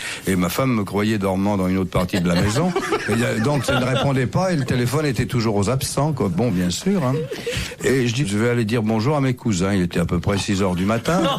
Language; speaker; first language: French; native; French